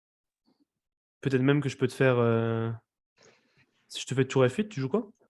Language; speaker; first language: French; native; French